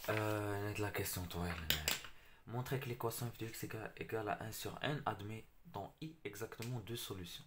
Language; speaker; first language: French; non-native, local second language; Arabic